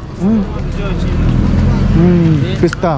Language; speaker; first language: Hindi; native; Hindi